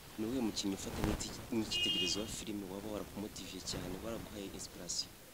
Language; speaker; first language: Kinyarwanda; native; Kinyarwanda